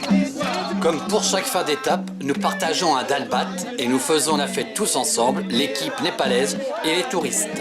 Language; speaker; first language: French; native; French